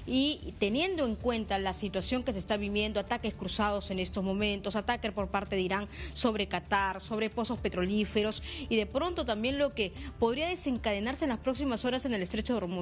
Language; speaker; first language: Spanish; native; Spanish